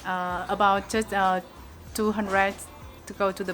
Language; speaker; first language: English; non-native, learner; Vietnamese